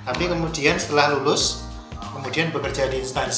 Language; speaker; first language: Indonesian; non-native, local second language; Javanese